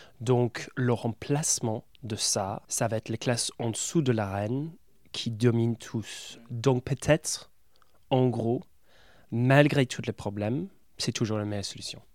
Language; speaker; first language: French; non-native, fluent; English